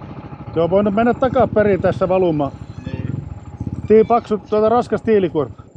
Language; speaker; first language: Finnish; native; Finnish